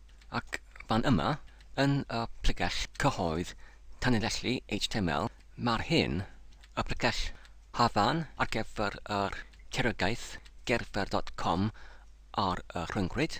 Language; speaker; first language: Welsh; non-native, learner; English